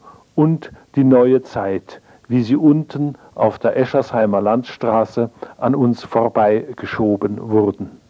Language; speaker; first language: German; native; German